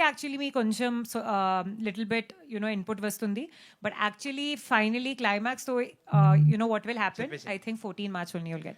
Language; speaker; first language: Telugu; non-native, learner; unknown